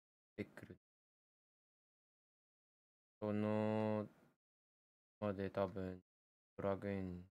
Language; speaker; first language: Japanese; early bilingual, heritage; Japanese